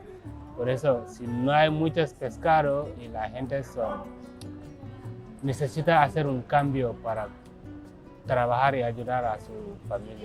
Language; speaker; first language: Spanish; non-native, learner; Wolof